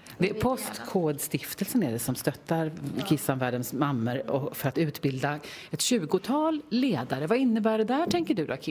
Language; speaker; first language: Swedish; native; Swedish